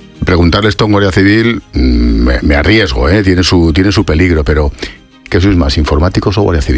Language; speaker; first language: Spanish; native; Spanish